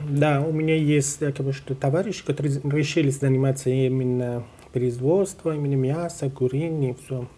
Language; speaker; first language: Russian; non-native, fluent; Persian